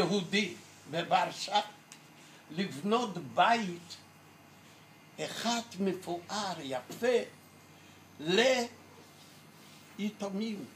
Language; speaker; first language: Hebrew; non-native, fluent; Yiddish